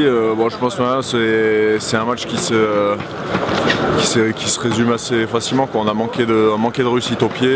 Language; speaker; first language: French; native; French